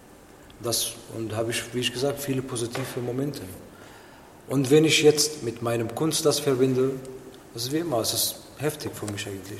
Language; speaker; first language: German; non-native, learner; Arabic